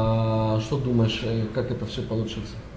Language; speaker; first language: Russian; non-native, learner; Greek